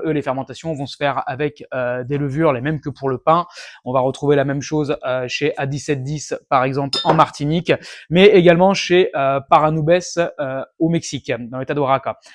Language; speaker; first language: French; native; French